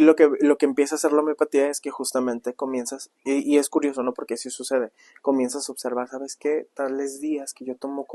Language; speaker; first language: Spanish; native; Spanish